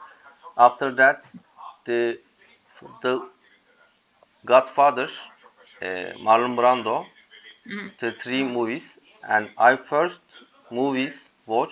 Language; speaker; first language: English; non-native, learner; Turkish